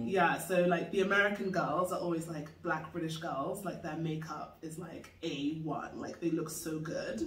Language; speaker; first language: English; native; English